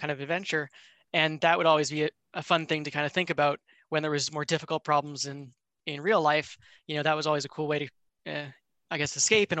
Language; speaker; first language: English; native; English